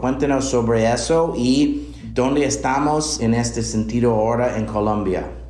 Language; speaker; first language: Spanish; non-native, fluent; English